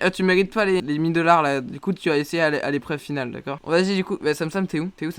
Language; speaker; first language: French; native; French